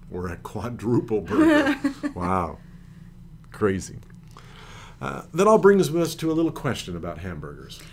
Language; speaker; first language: English; native; English